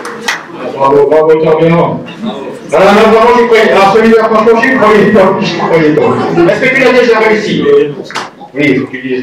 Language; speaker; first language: French; native; French